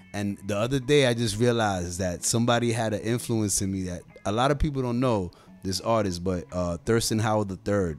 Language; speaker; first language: English; native; English